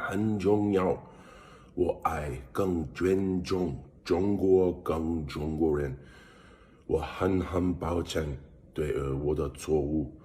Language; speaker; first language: Chinese; non-native, learner; English